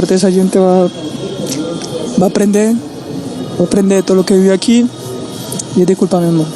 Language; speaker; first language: Portuguese; non-native, fluent; Spanish